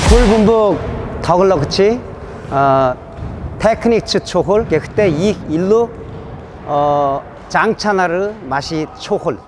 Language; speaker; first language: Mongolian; non-native, learner; Korean